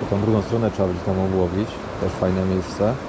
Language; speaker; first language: Polish; native; Polish